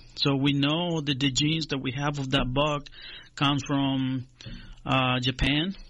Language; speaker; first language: English; non-native, fluent; Spanish